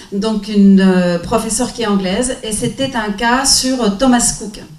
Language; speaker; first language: French; non-native, fluent; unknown